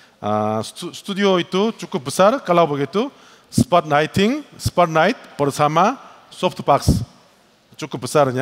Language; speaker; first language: Indonesian; non-native, learner; Korean